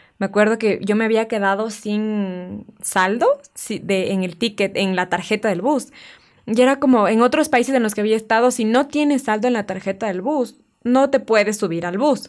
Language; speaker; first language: Spanish; native; Spanish